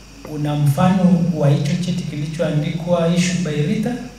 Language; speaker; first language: English; non-native, local second language; Swahili